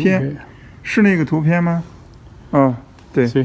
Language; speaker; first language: Chinese; native; Chinese